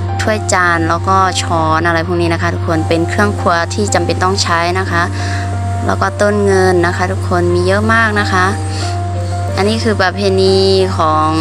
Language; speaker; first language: Thai; non-native, local second language; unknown